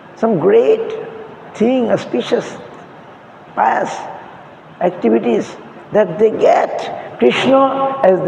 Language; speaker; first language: English; non-native, local second language; Bangla